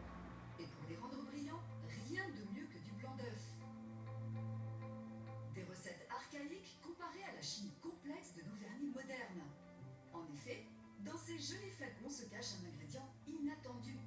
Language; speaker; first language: French; native; French